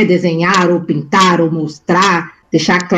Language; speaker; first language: Portuguese; native; Portuguese